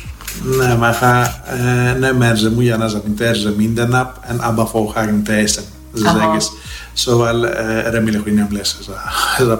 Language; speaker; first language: Hungarian; non-native, fluent; Greek